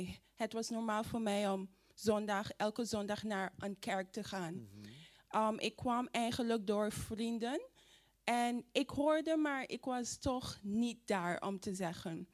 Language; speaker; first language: Dutch; non-native, fluent; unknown